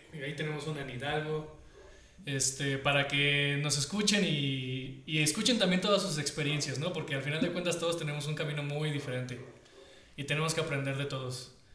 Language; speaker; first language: Spanish; native; Spanish